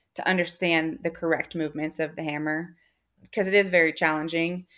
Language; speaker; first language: English; native; English